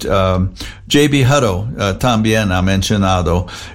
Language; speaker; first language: Spanish; non-native, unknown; English